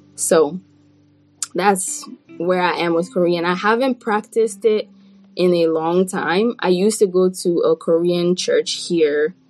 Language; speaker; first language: English; non-native, fluent; French